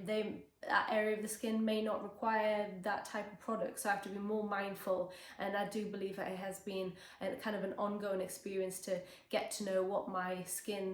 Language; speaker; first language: English; native; English